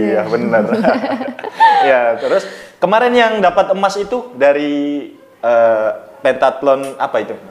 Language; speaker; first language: Indonesian; native; Indonesian